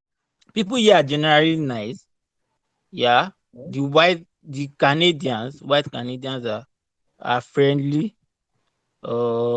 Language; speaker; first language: English; non-native, local second language; Yoruba